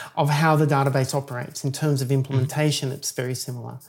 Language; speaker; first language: English; native; English